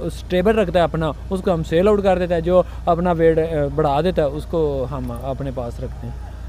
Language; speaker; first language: Urdu; non-native, local second language; Punjabi